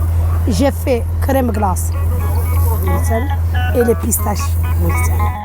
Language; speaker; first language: French; non-native, learner; Arabic